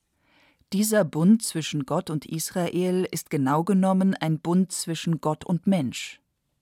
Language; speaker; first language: German; native; German